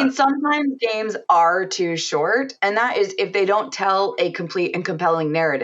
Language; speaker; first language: English; native; English